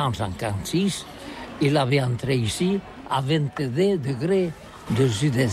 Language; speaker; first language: French; non-native, learner; Catalan